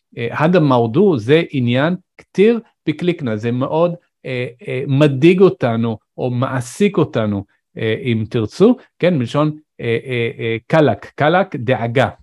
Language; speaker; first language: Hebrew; non-native, local second language; Arabic